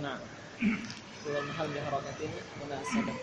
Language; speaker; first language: Arabic; non-native, fluent; Indonesian